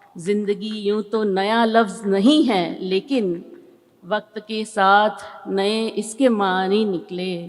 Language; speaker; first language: Hindi; native; Hindi